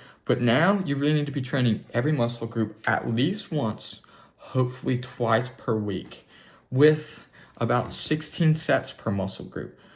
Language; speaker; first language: English; native; English